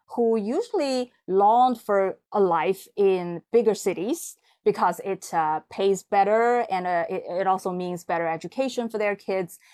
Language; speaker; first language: English; non-native, fluent; Chinese